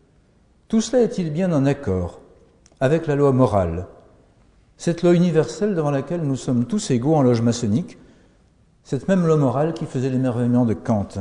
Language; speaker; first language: French; native; French